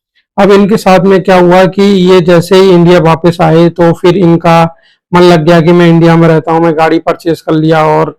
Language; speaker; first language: Hindi; native; Hindi